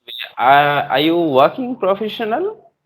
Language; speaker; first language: English; non-native, learner; Bangla